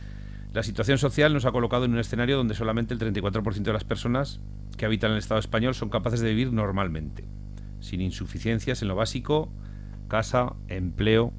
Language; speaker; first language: Spanish; native; Spanish